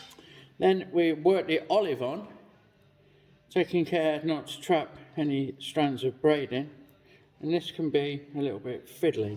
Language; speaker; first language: English; native; English